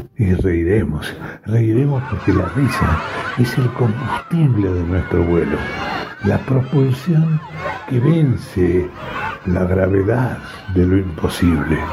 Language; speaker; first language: Spanish; native; Spanish